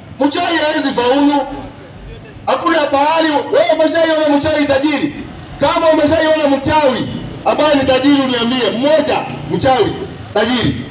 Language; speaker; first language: Swahili; non-native, local second language; Kikuyu